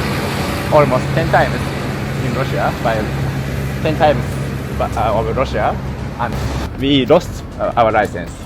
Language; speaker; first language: English; non-native, learner; Japanese